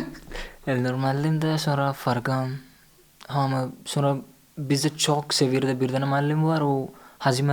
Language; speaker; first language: Azerbaijani; non-native, learner; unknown